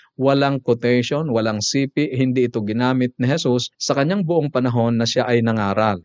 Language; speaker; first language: Filipino; native; Filipino